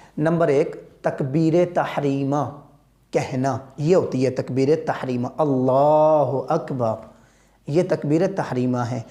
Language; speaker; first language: Urdu; non-native, local second language; Punjabi